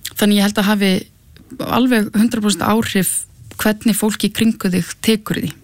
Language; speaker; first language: Icelandic; native; Icelandic